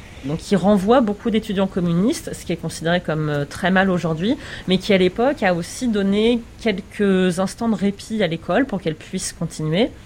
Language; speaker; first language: French; native; French